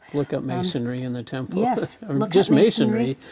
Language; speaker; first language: English; native; English